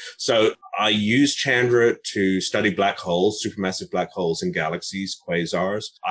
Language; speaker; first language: English; native; English